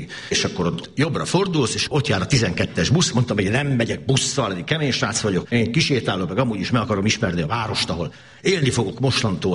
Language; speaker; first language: Hungarian; native; Hungarian